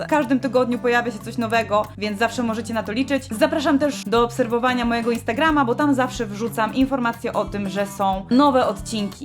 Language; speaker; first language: Polish; native; Polish